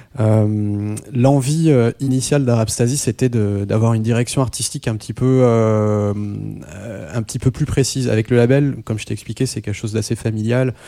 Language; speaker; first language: French; non-native, local second language; Arabic